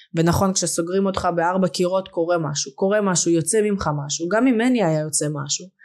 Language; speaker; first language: Hebrew; early bilingual, other home language; Russian